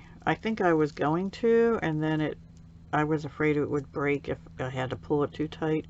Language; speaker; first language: English; native; English